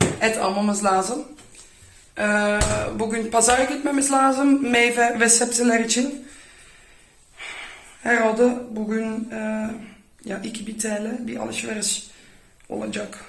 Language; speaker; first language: Turkish; non-native, fluent; Dutch